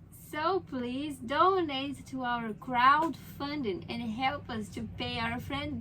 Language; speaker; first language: English; non-native, fluent; Portuguese